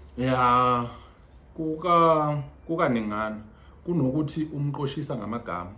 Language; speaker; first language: Zulu; native; Zulu